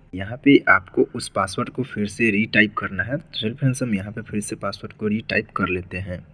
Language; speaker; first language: Hindi; native; Hindi